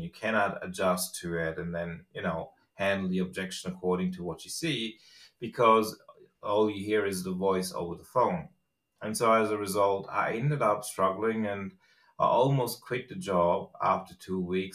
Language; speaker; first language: English; non-native, fluent; Swiss German